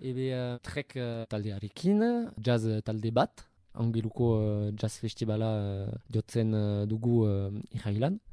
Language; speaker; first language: Basque; non-native, local second language; French